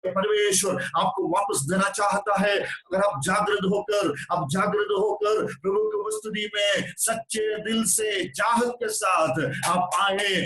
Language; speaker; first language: Hindi; non-native, local second language; Malayalam